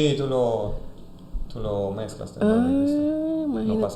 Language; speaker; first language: Spanish; non-native, fluent; German